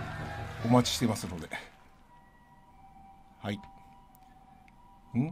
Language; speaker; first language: Japanese; native; Japanese